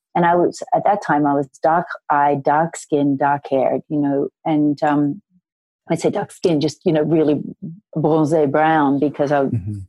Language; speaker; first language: English; native; English